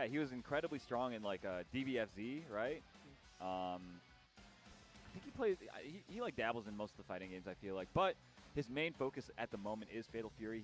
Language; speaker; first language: English; native; English